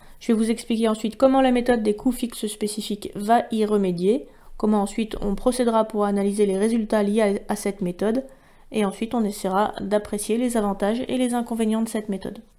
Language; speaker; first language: French; native; French